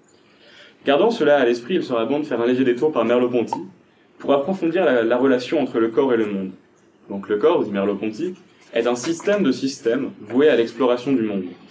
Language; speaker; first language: French; native; French